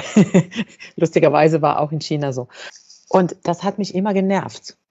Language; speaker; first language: German; non-native, fluent; Arabic